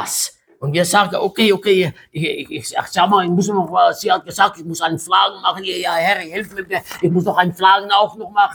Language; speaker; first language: German; non-native, fluent; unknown